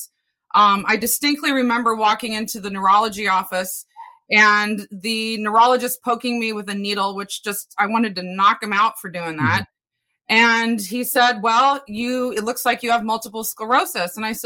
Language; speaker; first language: English; native; English